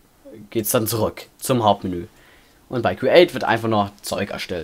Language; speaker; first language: German; native; German